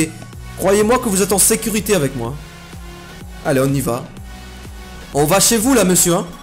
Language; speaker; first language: French; native; French